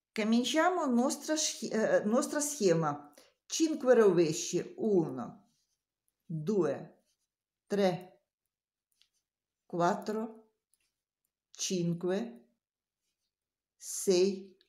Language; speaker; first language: Italian; non-native, learner; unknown